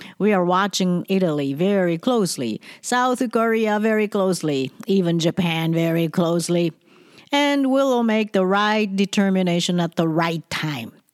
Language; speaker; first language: English; non-native, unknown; Japanese